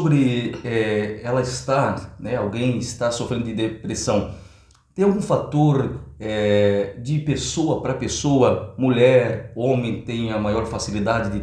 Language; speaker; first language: Portuguese; native; Portuguese